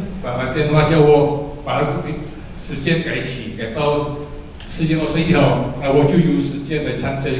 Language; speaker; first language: Chinese; early bilingual, heritage; Chinese